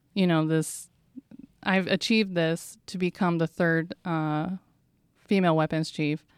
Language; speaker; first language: English; native; English